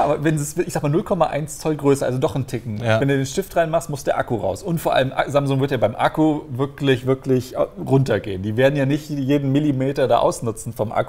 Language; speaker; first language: German; native; German